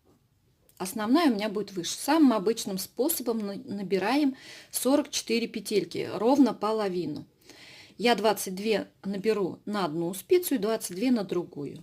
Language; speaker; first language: Russian; native; Russian